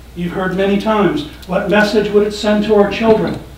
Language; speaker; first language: English; native; English